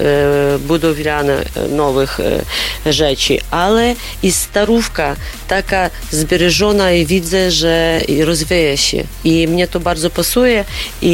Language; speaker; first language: Polish; non-native, learner; Ukrainian